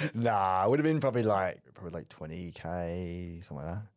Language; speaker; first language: English; early bilingual, other home language; Malay